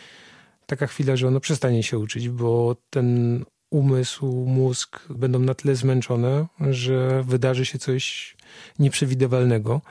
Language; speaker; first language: Polish; native; Polish